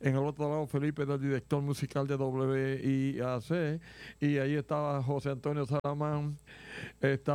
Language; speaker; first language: Spanish; native; Spanish